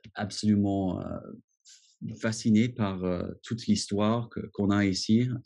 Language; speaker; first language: French; non-native, fluent; English